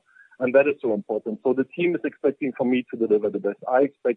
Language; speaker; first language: English; non-native, fluent; German